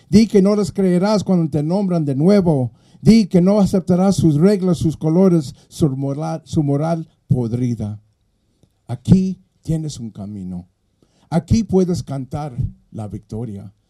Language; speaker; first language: Spanish; early bilingual, heritage; Spanish